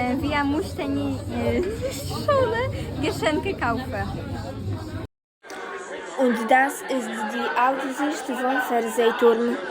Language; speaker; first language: German; non-native, learner; Polish